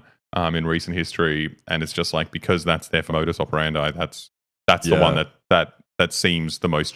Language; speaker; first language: English; native; English